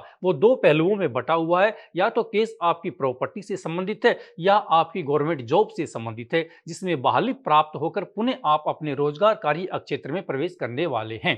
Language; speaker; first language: Hindi; native; Hindi